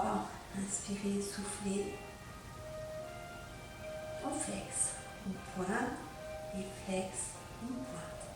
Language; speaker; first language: French; native; French